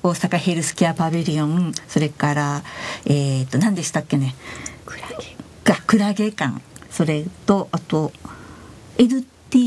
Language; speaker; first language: Japanese; native; Japanese